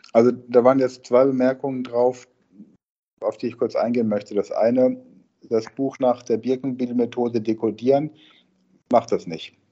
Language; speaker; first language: German; native; German